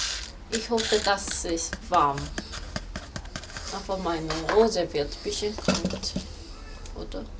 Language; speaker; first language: German; non-native, learner; Korean